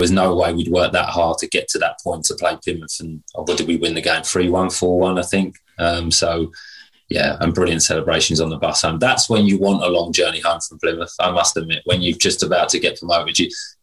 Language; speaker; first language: English; native; English